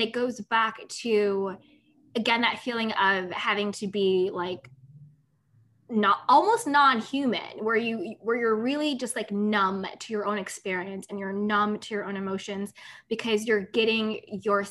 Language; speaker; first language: English; native; English